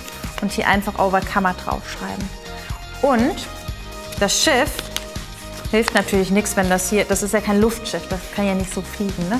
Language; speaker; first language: German; native; German